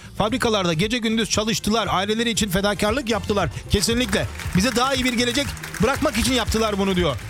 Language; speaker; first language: Turkish; early bilingual, heritage; Turkish